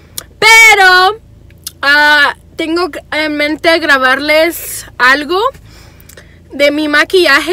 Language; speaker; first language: Spanish; early bilingual, heritage; Spanish